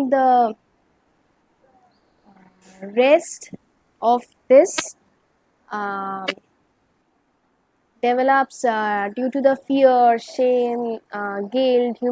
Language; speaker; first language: English; non-native, local second language; Bangla